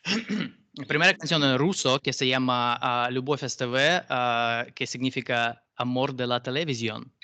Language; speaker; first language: Spanish; non-native, learner; Russian